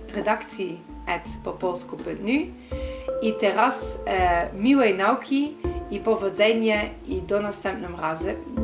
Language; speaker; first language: Polish; non-native, learner; Dutch